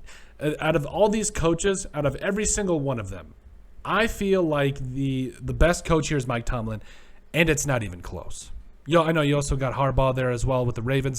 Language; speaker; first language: English; native; English